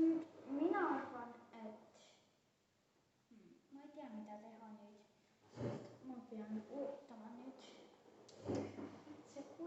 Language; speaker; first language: Estonian; early bilingual, heritage; Estonian